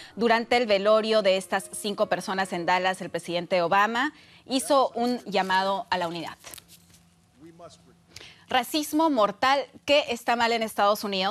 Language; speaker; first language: Spanish; native; Spanish